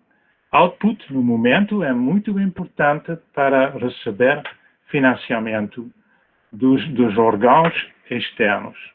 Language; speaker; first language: Portuguese; non-native, fluent; Dutch